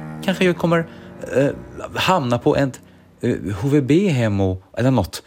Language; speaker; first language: Swedish; early bilingual, other home language; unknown